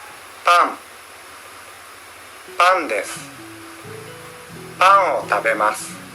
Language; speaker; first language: Japanese; non-native, learner; Indonesian